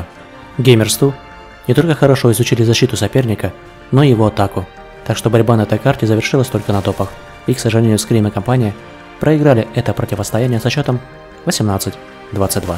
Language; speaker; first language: Russian; native; Russian